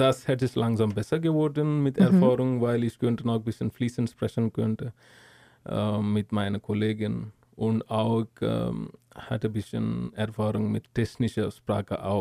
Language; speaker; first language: German; non-native, learner; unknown